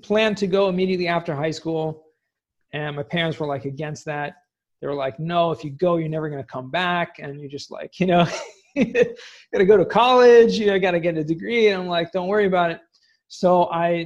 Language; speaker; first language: English; native; English